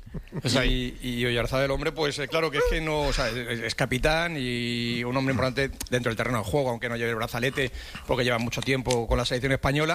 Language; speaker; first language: Spanish; native; Spanish